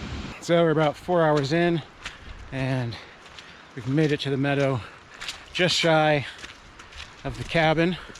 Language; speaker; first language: English; native; English